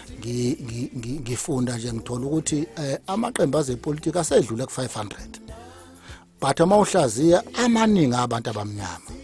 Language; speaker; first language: Zulu; native; Zulu